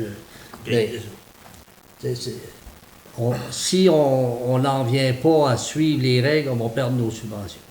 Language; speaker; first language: French; native; French